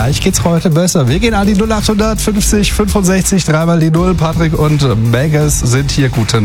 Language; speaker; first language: German; native; German